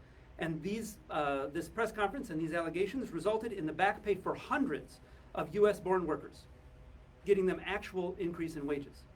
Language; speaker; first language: English; native; English